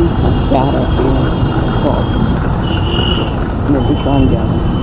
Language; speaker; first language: Hindi; native; Hindi